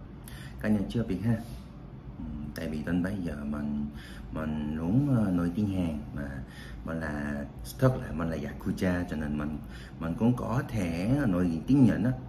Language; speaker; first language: Vietnamese; non-native, learner; Korean